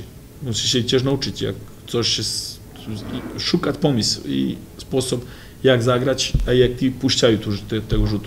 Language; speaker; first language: Polish; non-native, fluent; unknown